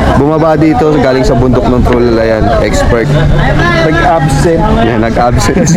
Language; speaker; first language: Filipino; native; Filipino